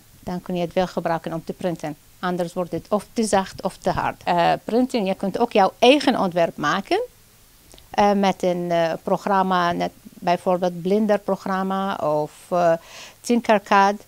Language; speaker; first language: Dutch; non-native, fluent; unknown